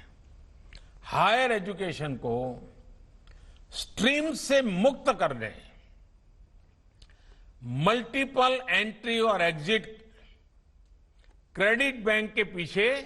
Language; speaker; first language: Hindi; non-native, local second language; Gujarati